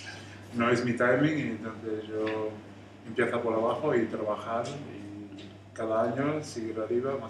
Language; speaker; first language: Spanish; non-native, learner; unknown